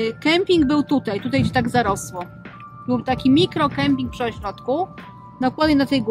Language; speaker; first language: Polish; native; Polish